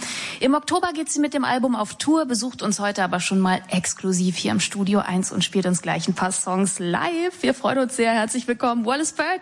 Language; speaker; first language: German; native; German